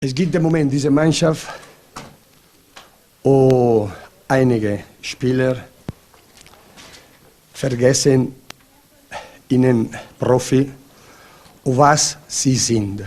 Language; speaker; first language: German; non-native, learner; Italian